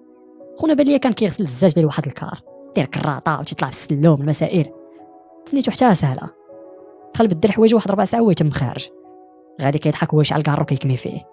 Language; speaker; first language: Arabic; native; Arabic